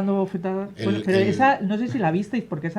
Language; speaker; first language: Spanish; native; Spanish